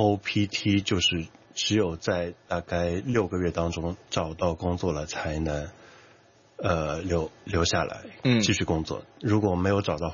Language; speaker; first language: Chinese; native; Chinese